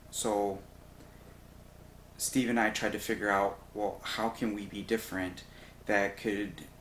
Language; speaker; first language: English; native; English